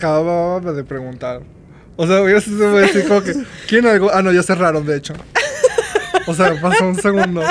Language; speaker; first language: Spanish; native; Spanish